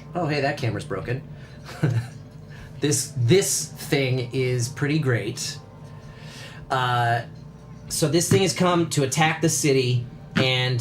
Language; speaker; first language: English; native; English